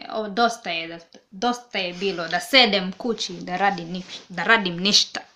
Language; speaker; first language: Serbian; non-native, learner; English